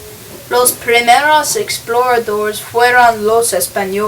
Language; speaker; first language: Spanish; non-native, learner; English